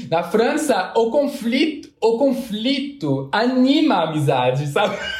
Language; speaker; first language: Portuguese; non-native, fluent; French